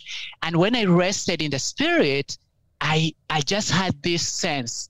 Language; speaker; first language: English; non-native, local second language; Ganda